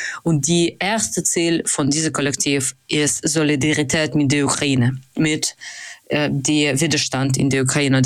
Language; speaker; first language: German; non-native, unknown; Russian